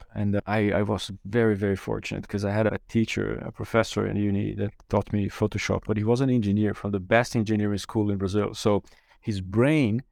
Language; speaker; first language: English; non-native, fluent; Portuguese